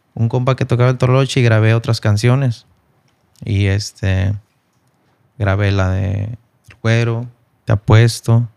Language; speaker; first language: Spanish; early bilingual, heritage; Spanish